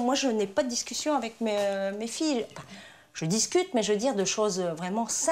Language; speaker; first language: French; native; French